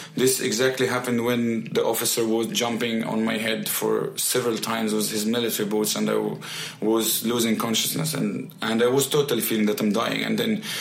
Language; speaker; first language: English; non-native, fluent; Arabic